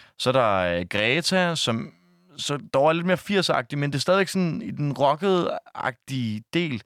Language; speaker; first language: Danish; native; Danish